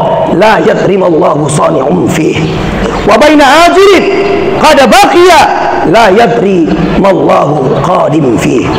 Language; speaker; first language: Arabic; non-native, fluent; Indonesian